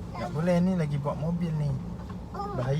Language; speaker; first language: Indonesian; non-native, local second language; Achinese